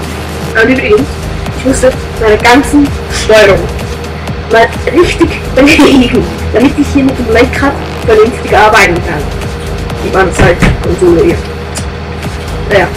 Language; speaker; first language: German; native; German